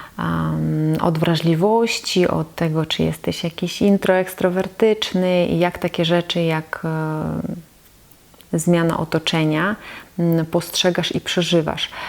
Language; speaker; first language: Polish; non-native, fluent; Russian